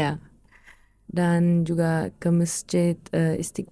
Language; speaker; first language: Indonesian; non-native, learner; German